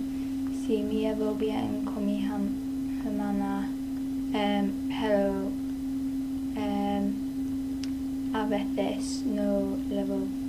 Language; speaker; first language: Spanish; non-native, learner; English